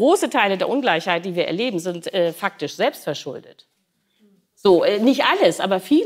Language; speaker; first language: German; native; German